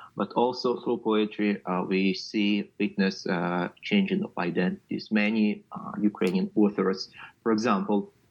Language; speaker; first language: English; non-native, fluent; Ukrainian